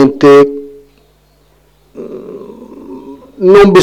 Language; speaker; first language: Italian; native; Italian